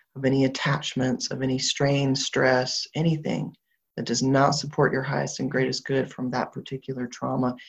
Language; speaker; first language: English; native; English